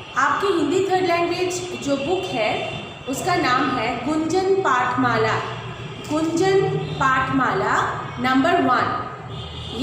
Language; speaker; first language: Hindi; non-native, local second language; Bangla